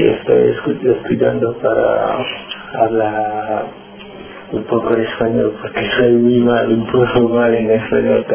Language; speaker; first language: Spanish; non-native, learner; Wolof